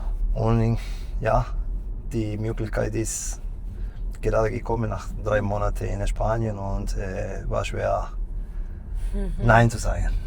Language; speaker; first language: German; non-native, fluent; Spanish